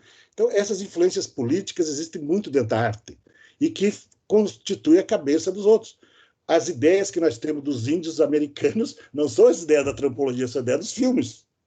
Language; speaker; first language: Portuguese; native; Portuguese